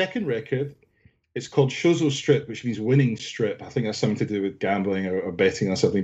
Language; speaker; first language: English; native; English